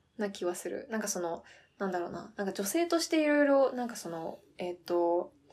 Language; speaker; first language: Japanese; early bilingual, heritage; Japanese